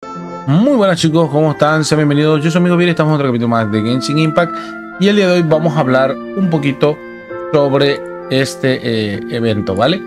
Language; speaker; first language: Spanish; native; Spanish